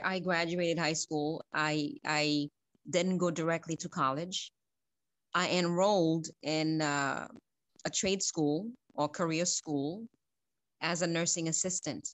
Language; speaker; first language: English; non-native, fluent; Haitian Creole